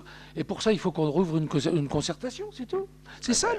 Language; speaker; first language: French; native; French